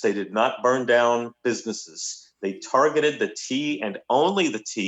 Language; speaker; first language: English; native; English